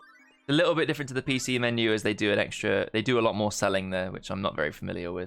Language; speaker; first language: English; native; English